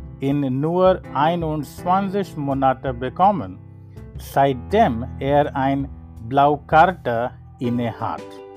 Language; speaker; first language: German; non-native, learner; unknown